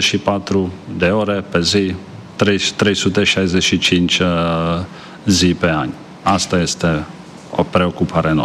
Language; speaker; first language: Romanian; non-native, fluent; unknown